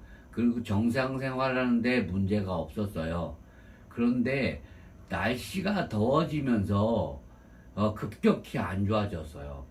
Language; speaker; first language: Korean; native; Korean